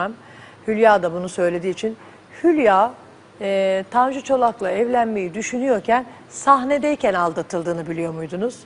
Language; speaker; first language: Turkish; native; Turkish